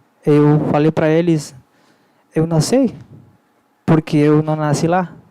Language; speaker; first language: Portuguese; non-native, learner; Spanish